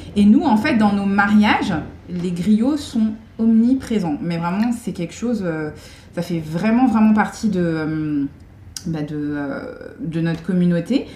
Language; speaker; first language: French; native; French